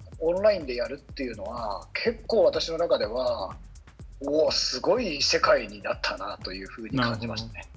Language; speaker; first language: Japanese; native; Japanese